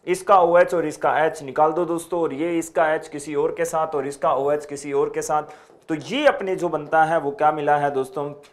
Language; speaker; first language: Hindi; native; Hindi